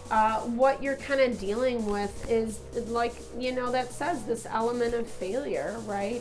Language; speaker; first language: English; native; English